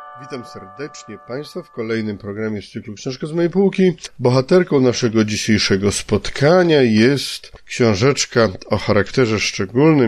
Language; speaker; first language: Polish; native; Polish